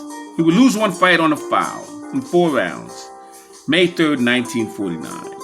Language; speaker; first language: English; native; English